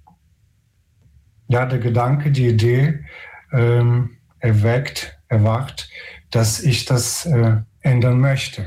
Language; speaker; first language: German; non-native, fluent; Ukrainian